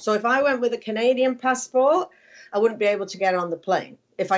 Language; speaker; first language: English; native; English